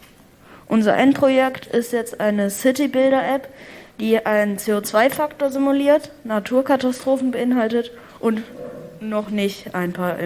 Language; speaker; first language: German; native; German